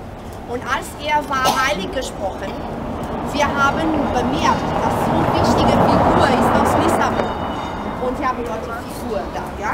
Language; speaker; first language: German; non-native, fluent; Portuguese